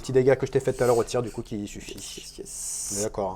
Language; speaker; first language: French; native; French